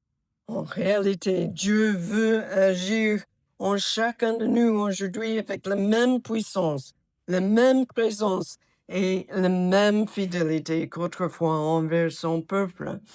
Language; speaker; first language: French; non-native, fluent; English